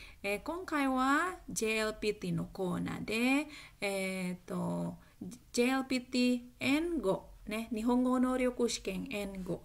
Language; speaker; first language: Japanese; non-native, fluent; Indonesian